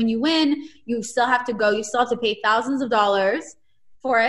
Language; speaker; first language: English; non-native, fluent; Hebrew